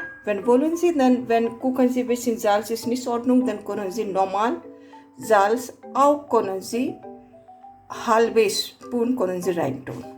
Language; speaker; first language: German; non-native, learner; Hindi